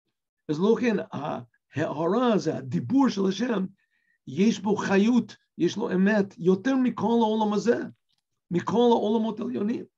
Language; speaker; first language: Hebrew; non-native, fluent; English